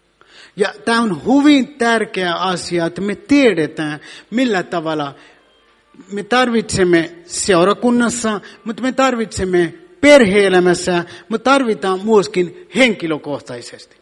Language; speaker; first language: Finnish; non-native, fluent; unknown